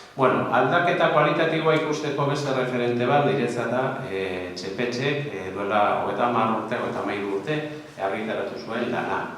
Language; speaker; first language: Basque; non-native, local second language; Spanish